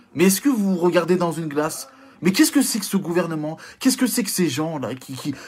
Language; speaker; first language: French; native; French